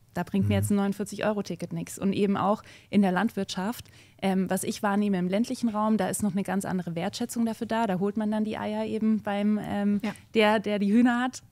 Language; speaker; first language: German; native; German